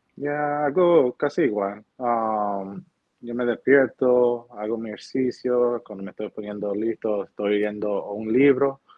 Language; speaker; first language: Spanish; early bilingual, heritage; Spanish